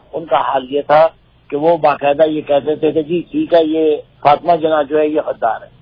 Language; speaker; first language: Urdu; native; Urdu